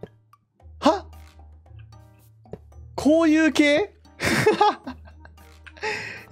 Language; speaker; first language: Japanese; native; Japanese